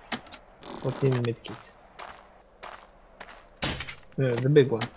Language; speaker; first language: English; non-native, learner; Portuguese